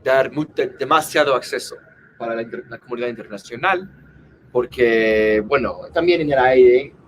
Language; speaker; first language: Spanish; non-native, fluent; English